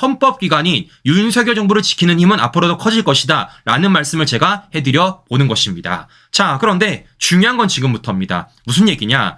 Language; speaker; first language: Korean; native; Korean